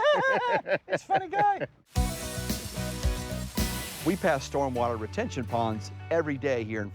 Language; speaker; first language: English; native; English